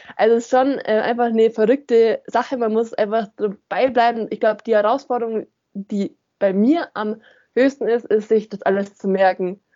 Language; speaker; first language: German; native; German